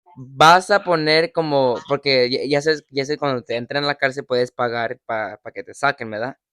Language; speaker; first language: Spanish; early bilingual, heritage; Spanish